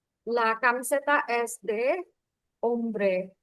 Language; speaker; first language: Spanish; non-native, learner; Bangla